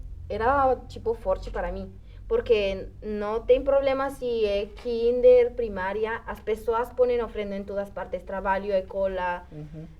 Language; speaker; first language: Portuguese; non-native, fluent; Spanish